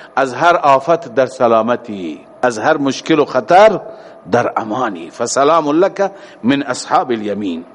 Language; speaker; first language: Persian; native; Persian